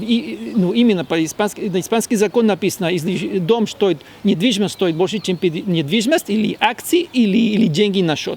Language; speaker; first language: Russian; non-native, fluent; Spanish